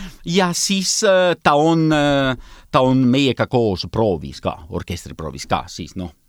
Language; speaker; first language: Estonian; non-native, learner; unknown